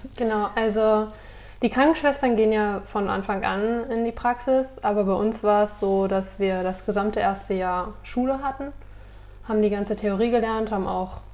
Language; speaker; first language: German; native; German